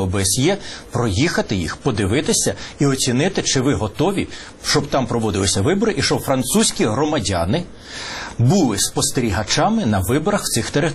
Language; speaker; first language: Ukrainian; native; Ukrainian